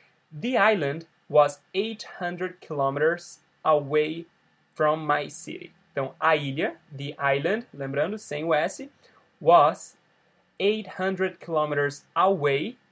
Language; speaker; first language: English; non-native, fluent; Portuguese